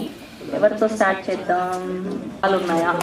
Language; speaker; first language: Telugu; native; Telugu